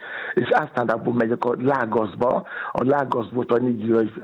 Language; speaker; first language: Hungarian; non-native, learner; Yoruba